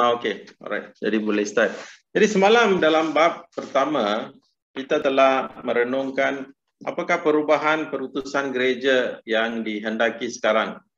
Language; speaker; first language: Malay; non-native, local second language; Tamil